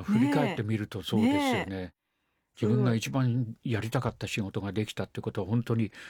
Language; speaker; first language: Japanese; non-native, fluent; English